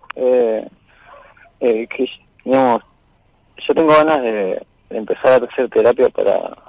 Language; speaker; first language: Spanish; native; Spanish